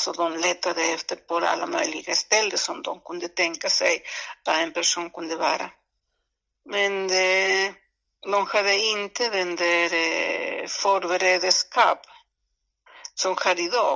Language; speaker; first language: Swedish; non-native, fluent; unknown